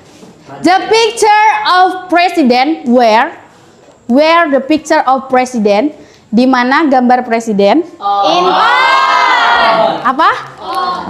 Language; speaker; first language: English; non-native, learner; Indonesian